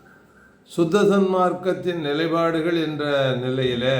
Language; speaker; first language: Tamil; native; Tamil